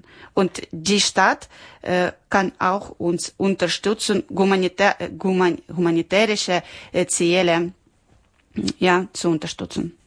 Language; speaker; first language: German; non-native, learner; Ukrainian